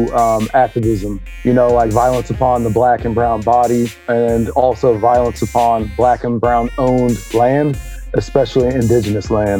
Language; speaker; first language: English; native; English